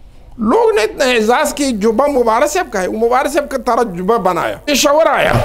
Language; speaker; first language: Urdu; non-native, local second language; Pashto